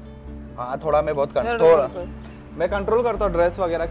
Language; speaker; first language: Hindi; native; Hindi